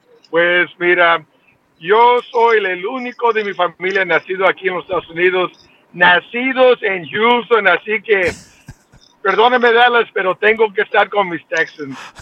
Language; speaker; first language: Spanish; early bilingual, heritage; Spanish